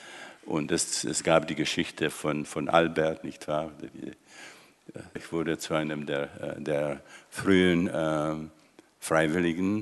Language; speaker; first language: German; non-native, fluent; Czech